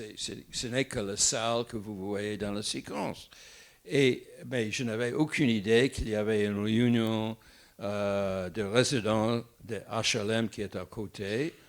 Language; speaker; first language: French; non-native, fluent; English